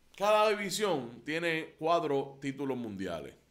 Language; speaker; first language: Spanish; native; Spanish